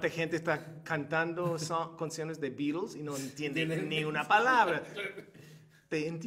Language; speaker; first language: Spanish; non-native, fluent; Turkish